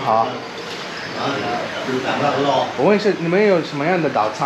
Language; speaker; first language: Chinese; non-native, learner; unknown